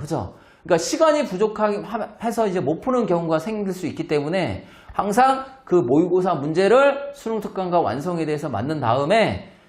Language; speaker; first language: Korean; native; Korean